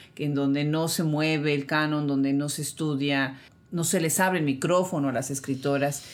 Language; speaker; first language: Spanish; native; Spanish